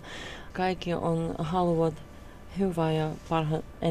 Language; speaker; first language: Finnish; non-native, learner; Russian